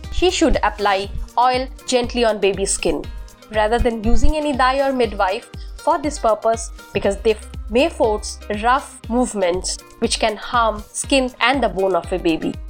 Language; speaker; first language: English; non-native, local second language; Bangla